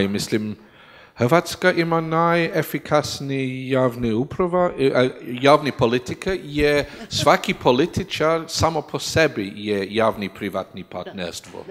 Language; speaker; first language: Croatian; non-native, learner; English